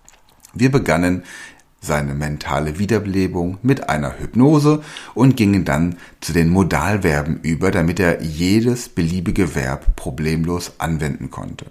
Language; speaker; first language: German; native; German